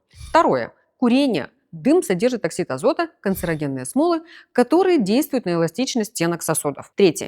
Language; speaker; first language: Russian; native; Russian